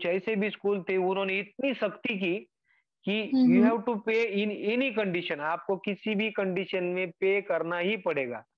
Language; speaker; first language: Hindi; non-native, local second language; Marathi